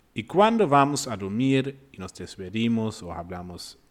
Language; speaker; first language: Spanish; non-native, fluent; German